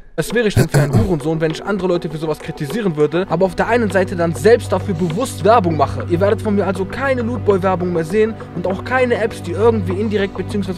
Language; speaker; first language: German; early bilingual, other home language; Arabic